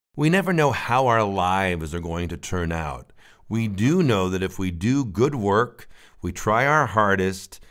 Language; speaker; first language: English; native; English